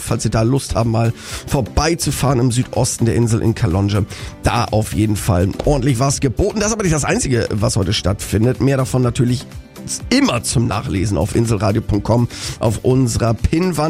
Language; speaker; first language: German; native; German